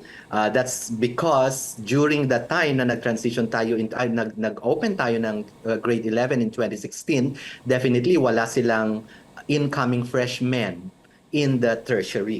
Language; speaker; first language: Filipino; native; Filipino